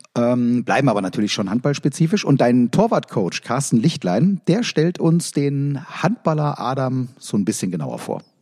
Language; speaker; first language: German; native; German